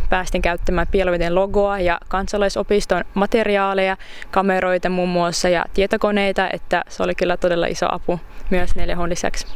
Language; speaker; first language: Finnish; native; Finnish